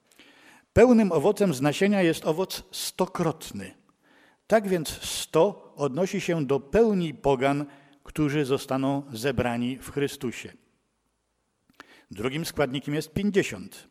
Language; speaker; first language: Polish; native; Polish